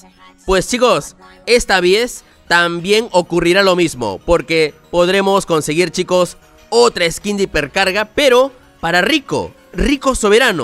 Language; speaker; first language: Spanish; native; Spanish